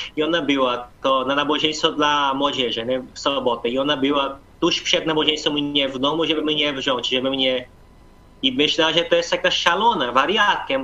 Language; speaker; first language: Polish; non-native, fluent; Portuguese